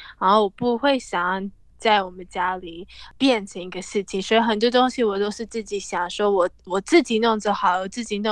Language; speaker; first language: Chinese; early bilingual, heritage; English